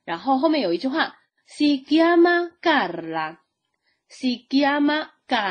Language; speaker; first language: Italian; non-native, fluent; Chinese